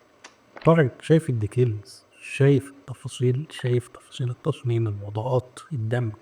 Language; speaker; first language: Arabic; native; Arabic